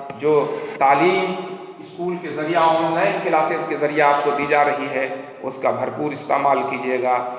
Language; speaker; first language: Urdu; native; Urdu